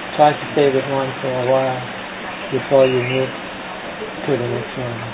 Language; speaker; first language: English; non-native, fluent; Thai